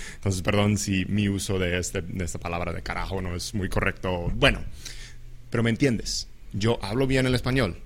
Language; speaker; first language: Spanish; non-native, fluent; English